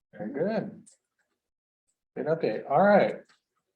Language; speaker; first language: English; native; English